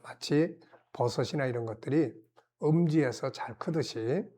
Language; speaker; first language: Korean; native; Korean